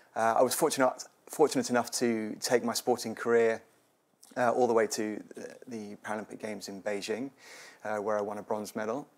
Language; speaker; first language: English; native; English